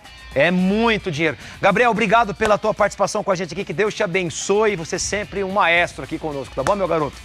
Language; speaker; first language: Portuguese; native; Portuguese